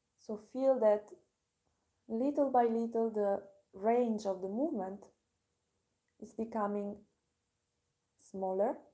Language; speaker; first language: English; non-native, fluent; Italian